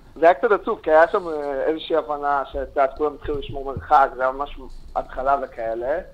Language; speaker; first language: Hebrew; native; Hebrew